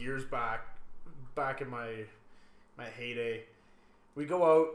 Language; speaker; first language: English; native; English